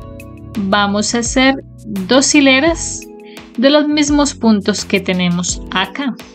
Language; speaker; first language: Spanish; native; Spanish